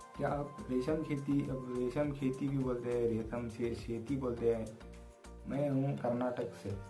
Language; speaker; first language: Hindi; non-native, local second language; Kannada